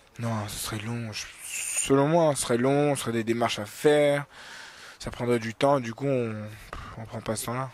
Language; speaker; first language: French; early bilingual, other home language; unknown